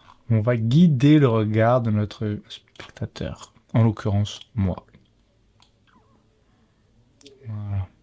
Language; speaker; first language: French; native; French